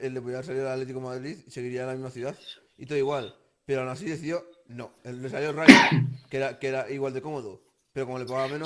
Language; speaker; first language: Spanish; native; Spanish